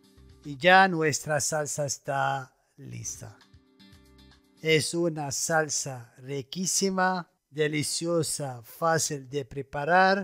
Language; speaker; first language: Spanish; non-native, fluent; Arabic